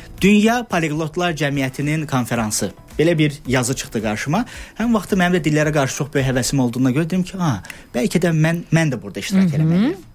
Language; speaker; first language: Azerbaijani; early bilingual, heritage; Azerbaijani